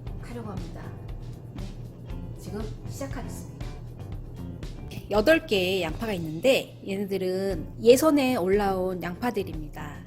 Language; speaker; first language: Korean; native; Korean